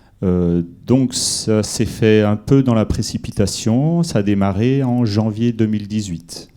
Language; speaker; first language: French; native; French